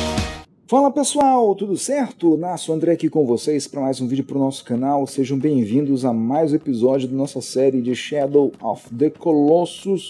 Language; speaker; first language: Portuguese; native; Portuguese